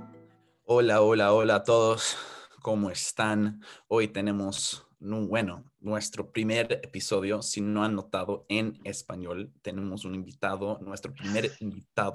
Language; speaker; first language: Spanish; non-native, fluent; English